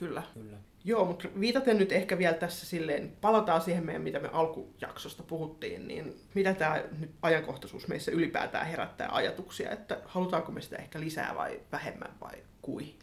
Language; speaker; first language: Finnish; native; Finnish